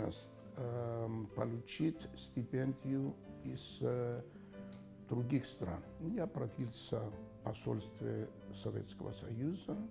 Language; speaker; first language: Russian; non-native, fluent; Greek